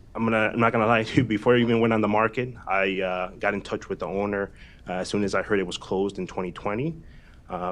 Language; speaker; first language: English; native; English